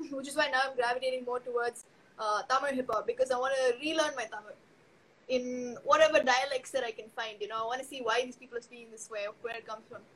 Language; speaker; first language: English; non-native, local second language; Tamil